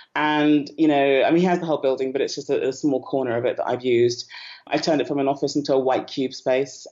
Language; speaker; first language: English; native; English